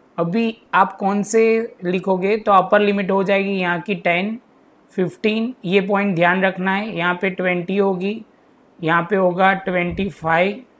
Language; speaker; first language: Hindi; non-native, local second language; Gujarati